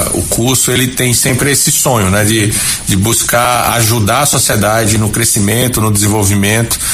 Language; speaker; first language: Portuguese; native; Portuguese